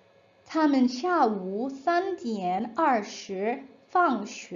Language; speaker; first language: Chinese; non-native, fluent; English